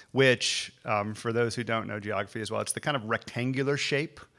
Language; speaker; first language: English; native; English